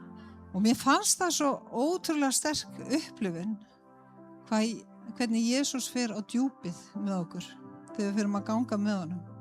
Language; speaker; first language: Icelandic; native; Icelandic